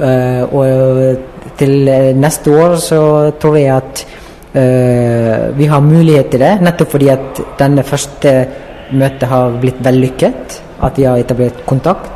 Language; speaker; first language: Norwegian; non-native, fluent; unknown